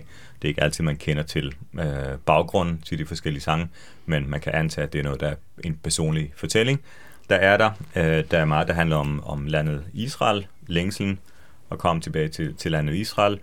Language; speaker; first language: Danish; non-native, fluent; Hebrew